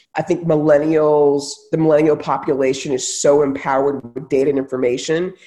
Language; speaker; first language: English; native; English